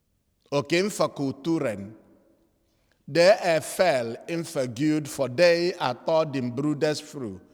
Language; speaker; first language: Swedish; non-native, fluent; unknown